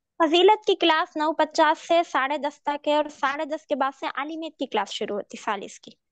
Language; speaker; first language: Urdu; native; Urdu